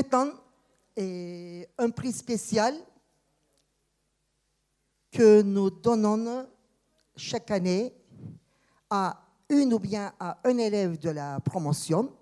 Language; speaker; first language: French; non-native, fluent; Turkish